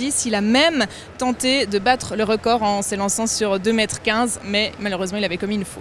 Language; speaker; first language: French; native; French